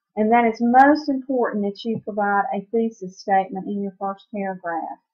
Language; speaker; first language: English; native; English